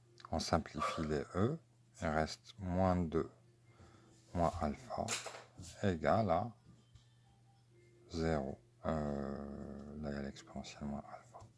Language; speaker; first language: French; native; French